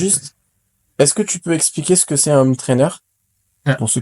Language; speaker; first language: French; native; French